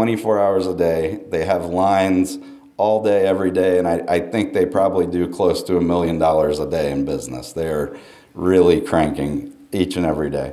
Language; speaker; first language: English; native; English